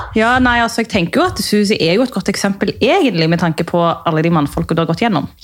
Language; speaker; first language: Norwegian; native; Norwegian